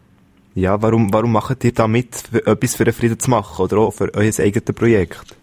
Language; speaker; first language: German; native; German